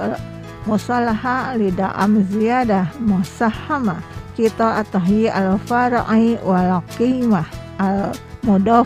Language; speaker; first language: Arabic; non-native, fluent; Indonesian